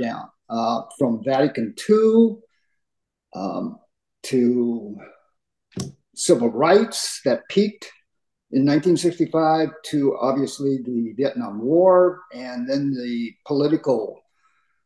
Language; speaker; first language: English; native; English